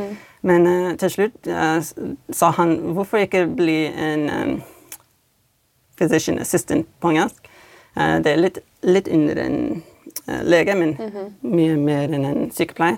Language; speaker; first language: Norwegian; non-native, fluent; English